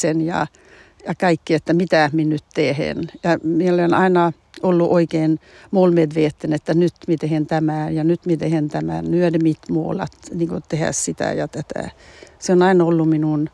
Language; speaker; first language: Finnish; early bilingual, heritage; Finnish